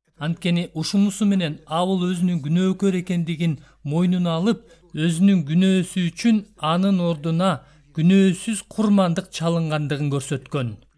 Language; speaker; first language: Kyrgyz; non-native, local second language; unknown